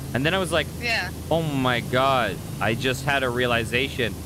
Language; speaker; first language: English; native; English